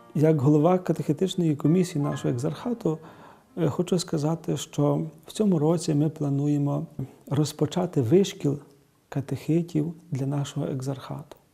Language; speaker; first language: Ukrainian; native; Ukrainian